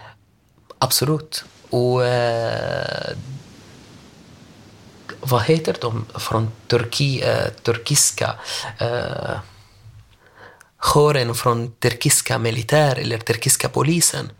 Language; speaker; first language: Swedish; non-native, learner; Arabic